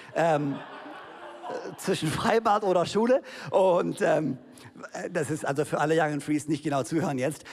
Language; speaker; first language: German; native; German